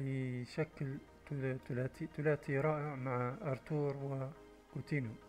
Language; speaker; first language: Arabic; native; Arabic